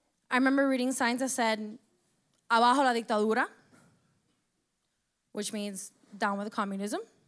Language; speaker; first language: English; early bilingual, other home language; Spanish